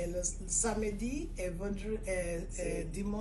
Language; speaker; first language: French; non-native, fluent; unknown